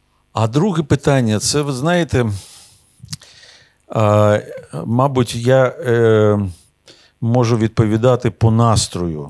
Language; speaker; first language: Ukrainian; non-native, local second language; Russian